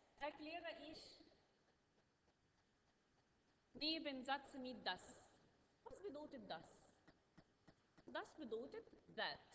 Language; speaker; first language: German; non-native, learner; Arabic